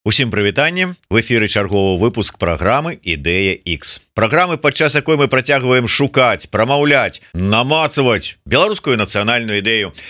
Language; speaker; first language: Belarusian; native; Belarusian